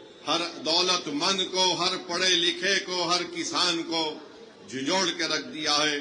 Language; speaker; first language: Urdu; native; Urdu